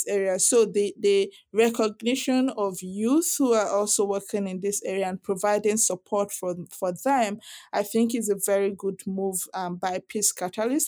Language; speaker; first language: English; non-native, local second language; Yoruba